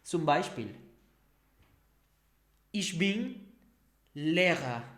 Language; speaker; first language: German; non-native, learner; Spanish